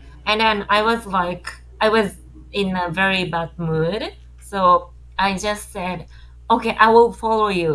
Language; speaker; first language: English; non-native, learner; Japanese